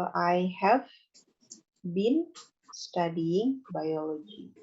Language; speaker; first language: English; non-native, local second language; Indonesian